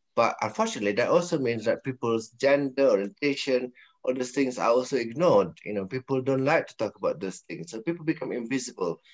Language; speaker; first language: English; non-native, local second language; Malay